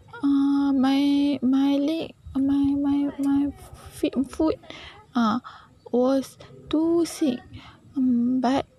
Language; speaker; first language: English; non-native, learner; Malay